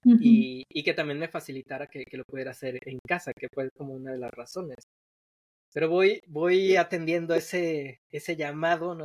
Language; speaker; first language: Spanish; native; Spanish